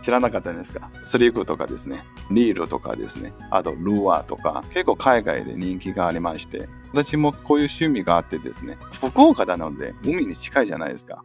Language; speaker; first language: Japanese; non-native, fluent; Chinese